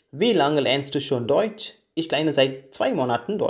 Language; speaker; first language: German; non-native, learner; Tamil